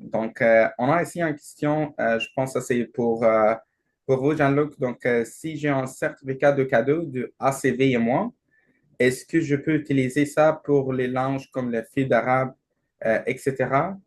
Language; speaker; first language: French; non-native, learner; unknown